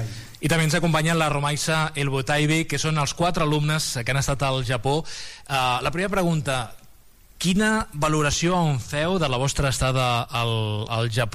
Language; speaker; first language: Catalan; native; Catalan